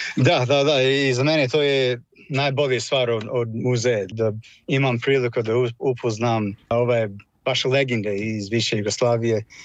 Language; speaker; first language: Croatian; non-native, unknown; English